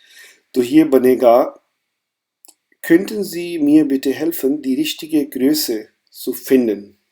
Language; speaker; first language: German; non-native, fluent; Urdu